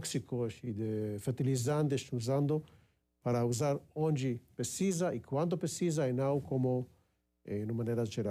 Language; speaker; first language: Portuguese; non-native, fluent; Hebrew